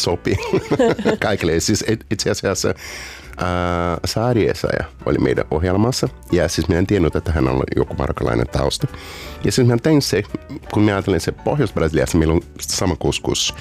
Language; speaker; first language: Finnish; non-native, fluent; Portuguese